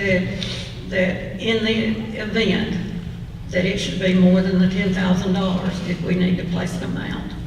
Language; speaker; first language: English; native; English